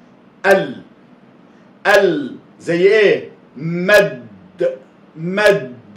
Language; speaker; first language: Arabic; native; Arabic